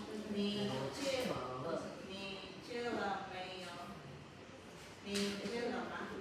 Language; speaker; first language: Chinese; non-native, fluent; Filipino